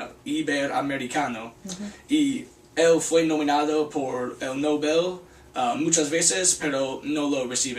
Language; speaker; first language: Spanish; non-native, learner; English